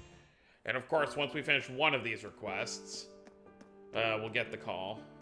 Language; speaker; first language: English; native; English